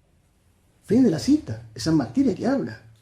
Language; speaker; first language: Spanish; native; Spanish